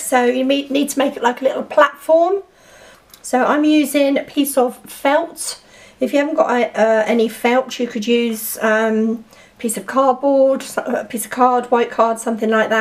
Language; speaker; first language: English; native; English